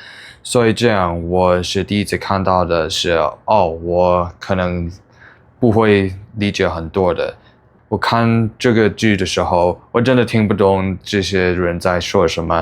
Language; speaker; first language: Chinese; non-native, fluent; English